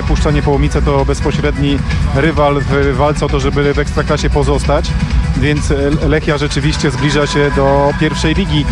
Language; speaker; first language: Polish; native; Polish